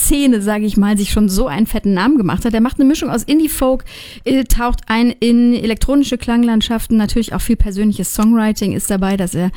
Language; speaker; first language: German; native; German